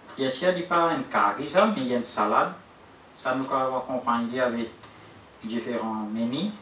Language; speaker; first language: French; non-native, local second language; Morisyen